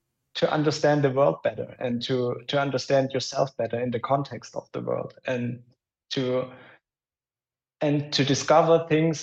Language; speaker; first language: English; non-native, fluent; German